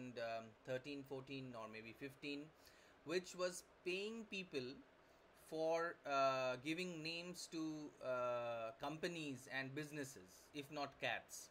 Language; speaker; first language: English; non-native, local second language; Bangla